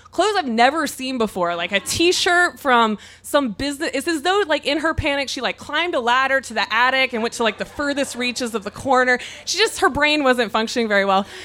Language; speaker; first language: English; native; English